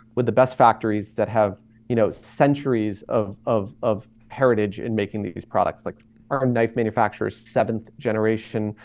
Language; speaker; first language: English; native; English